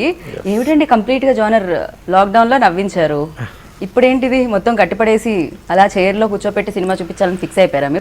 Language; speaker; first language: Telugu; native; Telugu